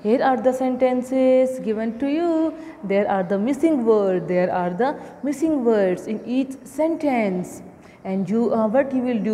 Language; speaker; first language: English; non-native, local second language; Urdu